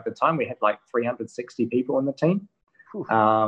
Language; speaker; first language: English; native; English